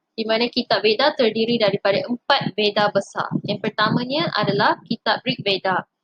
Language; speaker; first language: Malay; non-native, local second language; Tamil